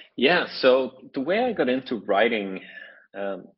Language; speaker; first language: English; non-native, fluent; Norwegian